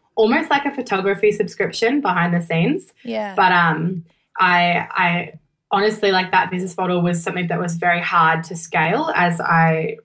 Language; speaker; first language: English; native; English